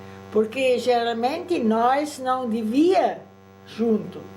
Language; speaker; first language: Portuguese; early bilingual, other home language; German